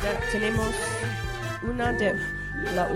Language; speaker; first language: Spanish; non-native, learner; English